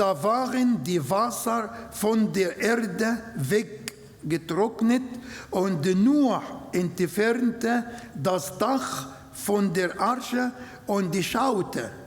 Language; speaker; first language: German; non-native, learner; Arabic